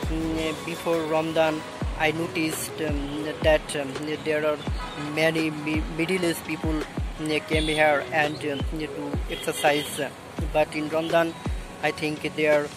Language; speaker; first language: English; non-native, learner; Bangla